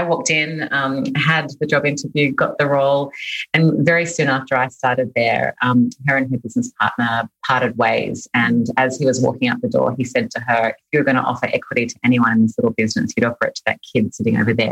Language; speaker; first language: English; native; English